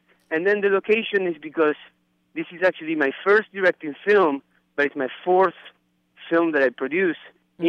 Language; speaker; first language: English; non-native, fluent; Spanish